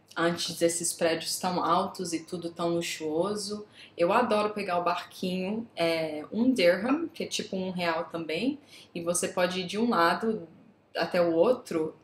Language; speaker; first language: Portuguese; native; Portuguese